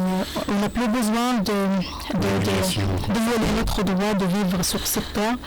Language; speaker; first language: French; non-native, learner; Arabic